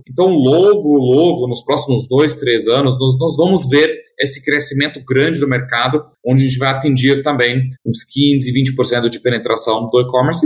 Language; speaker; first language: Portuguese; non-native, fluent; German